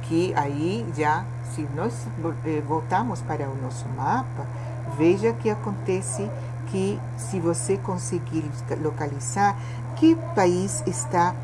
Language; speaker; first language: Portuguese; non-native, fluent; Spanish